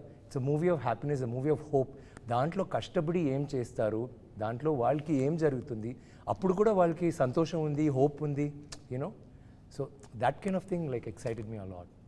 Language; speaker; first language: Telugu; non-native, learner; Tamil